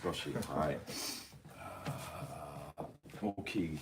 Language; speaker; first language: Japanese; non-native, learner; English